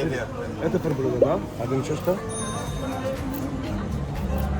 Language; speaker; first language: Russian; non-native, learner; Arabic